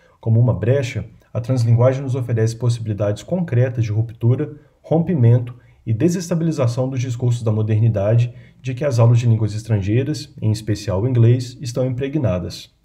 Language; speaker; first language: Portuguese; native; Portuguese